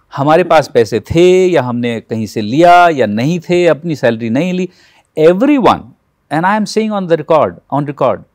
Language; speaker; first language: Hindi; native; Hindi